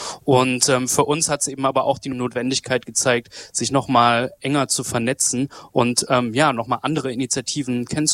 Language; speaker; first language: German; native; German